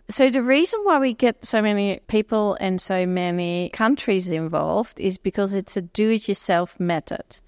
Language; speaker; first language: English; non-native, fluent; Dutch